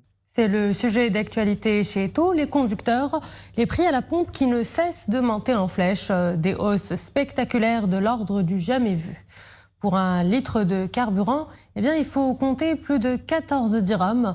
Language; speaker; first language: French; non-native, local second language; Arabic